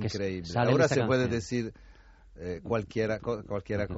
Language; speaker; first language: Spanish; non-native, fluent; Italian